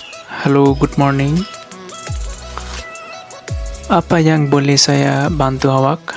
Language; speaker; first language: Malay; non-native, learner; Nepali